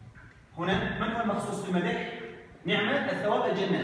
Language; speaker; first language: Arabic; native; Arabic